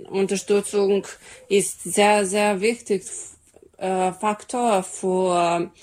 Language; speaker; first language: German; non-native, learner; Serbian